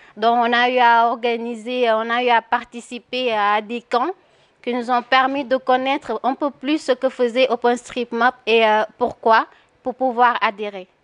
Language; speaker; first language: French; non-native, local second language; Wolof